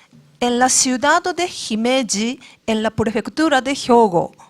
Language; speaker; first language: Spanish; non-native, learner; Japanese